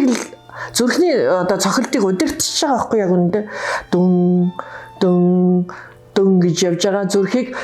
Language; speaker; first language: Mongolian; native; Mongolian